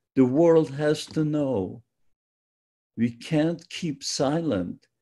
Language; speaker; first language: English; non-native, fluent; Polish